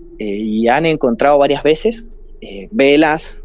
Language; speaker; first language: Spanish; native; Spanish